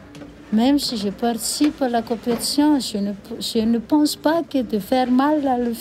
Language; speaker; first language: French; non-native, local second language; Malagasy